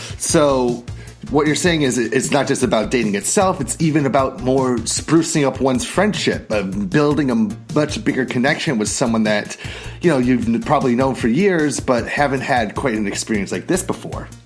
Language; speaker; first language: English; native; English